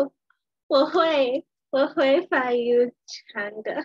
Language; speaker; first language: Chinese; non-native, learner; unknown